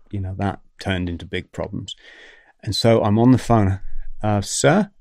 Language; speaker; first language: English; native; English